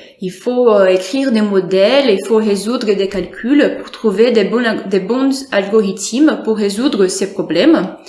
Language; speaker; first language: French; non-native, fluent; Portuguese